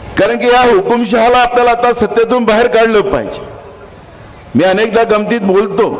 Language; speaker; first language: Marathi; native; Marathi